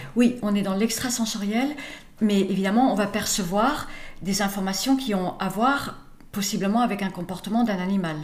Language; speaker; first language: French; early bilingual, other home language; English